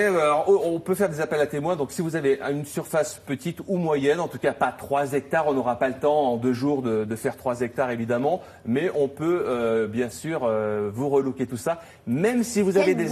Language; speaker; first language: French; native; French